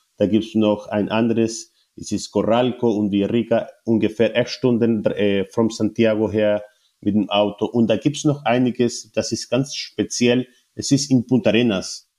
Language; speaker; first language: German; non-native, learner; Spanish